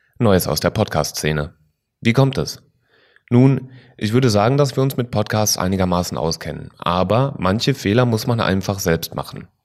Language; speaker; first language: German; native; German